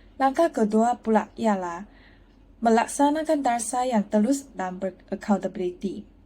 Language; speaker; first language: Malay; non-native, local second language; Chinese